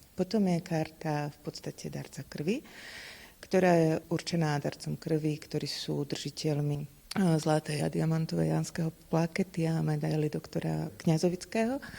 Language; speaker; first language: Slovak; native; Slovak